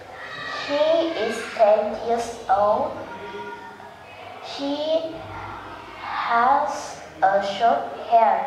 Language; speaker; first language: English; non-native, learner; Vietnamese